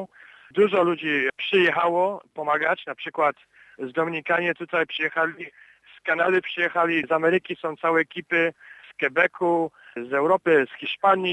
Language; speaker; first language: Polish; early bilingual, heritage; Polish